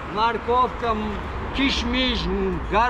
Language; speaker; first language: Russian; non-native, local second language; Uzbek